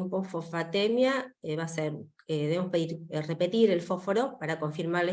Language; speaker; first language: Spanish; native; Spanish